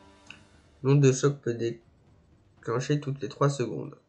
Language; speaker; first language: French; native; French